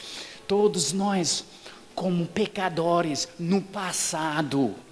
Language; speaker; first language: Portuguese; non-native, fluent; English